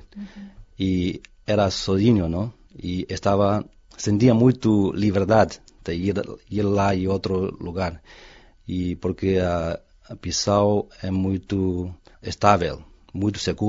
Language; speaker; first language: Portuguese; non-native, fluent; Chinese